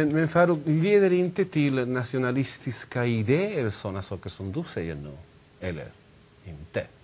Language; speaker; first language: Swedish; non-native, fluent; Spanish